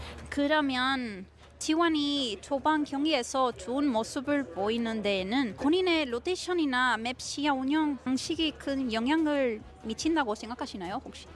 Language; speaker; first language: Korean; non-native, fluent; Spanish